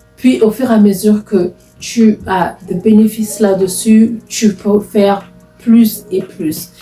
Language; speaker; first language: French; non-native, local second language; Lingala